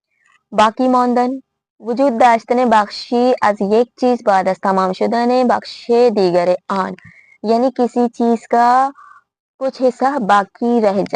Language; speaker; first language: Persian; non-native, fluent; Urdu